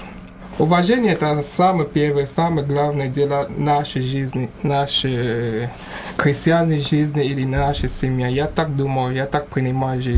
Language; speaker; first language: Ukrainian; non-native, learner; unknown